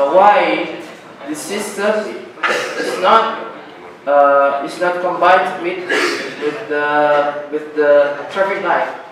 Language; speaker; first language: English; non-native, learner; Indonesian